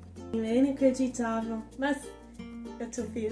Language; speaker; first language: Portuguese; non-native, fluent; English